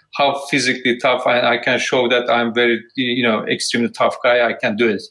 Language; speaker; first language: English; non-native, fluent; Turkish